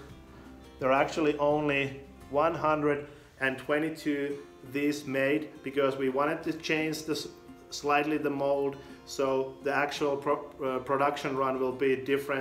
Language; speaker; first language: English; non-native, fluent; Finnish